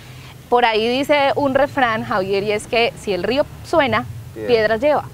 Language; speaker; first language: Spanish; native; Spanish